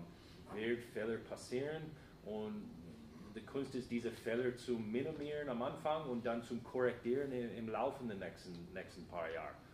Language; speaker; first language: German; non-native, fluent; English